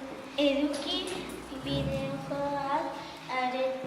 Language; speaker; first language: Basque; non-native, local second language; Spanish